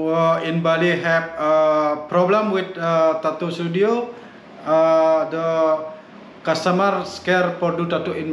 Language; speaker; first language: English; non-native, learner; Indonesian